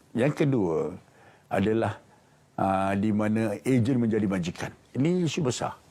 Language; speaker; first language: Malay; non-native, local second language; Tamil